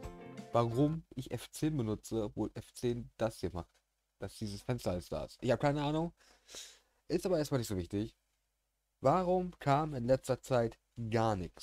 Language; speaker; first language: German; native; German